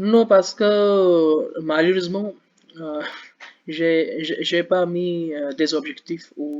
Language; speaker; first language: French; non-native, learner; Hindi